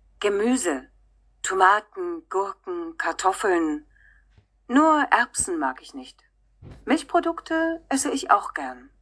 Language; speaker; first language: German; non-native, fluent; Ukrainian